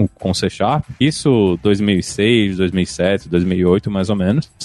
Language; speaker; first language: Portuguese; native; Portuguese